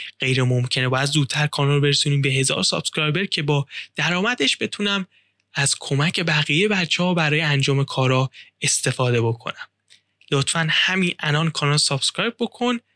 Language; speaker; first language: Persian; native; Persian